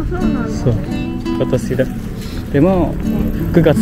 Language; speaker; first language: Japanese; non-native, fluent; Indonesian